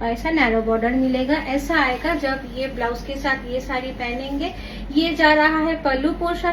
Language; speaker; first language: Hindi; non-native, local second language; Bangla